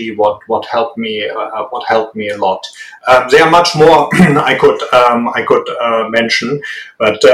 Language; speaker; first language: English; non-native, fluent; German